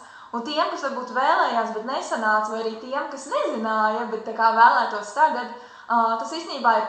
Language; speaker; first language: Latvian; native; Latvian